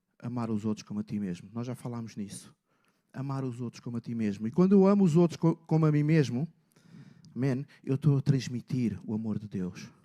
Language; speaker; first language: Portuguese; native; Portuguese